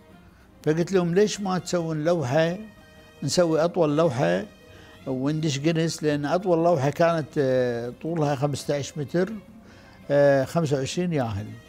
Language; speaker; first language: Arabic; native; Arabic